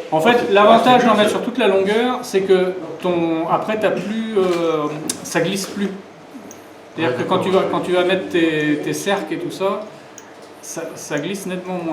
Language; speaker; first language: French; native; French